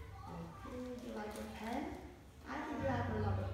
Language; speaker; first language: English; non-native, fluent; Vietnamese